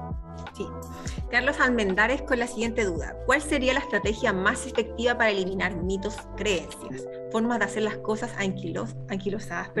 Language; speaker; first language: Spanish; native; Spanish